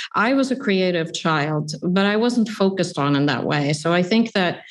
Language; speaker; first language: English; non-native, fluent; Swedish